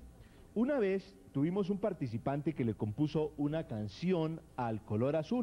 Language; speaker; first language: Spanish; native; Spanish